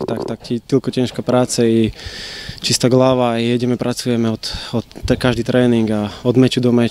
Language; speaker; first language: Polish; non-native, fluent; Slovak